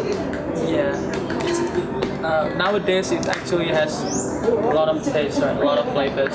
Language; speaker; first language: English; non-native, learner; Indonesian